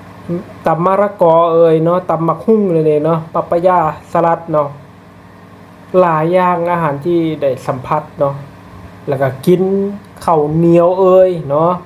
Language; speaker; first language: Thai; non-native, local second language; Lao